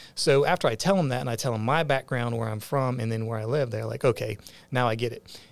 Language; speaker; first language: English; native; English